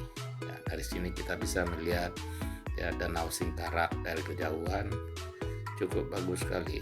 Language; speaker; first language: Indonesian; non-native, local second language; Minangkabau